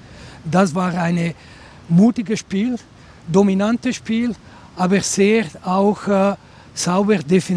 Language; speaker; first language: German; non-native, local second language; Italian